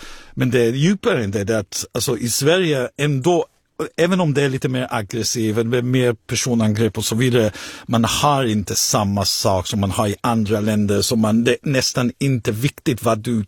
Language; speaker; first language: Swedish; non-native, fluent; Hebrew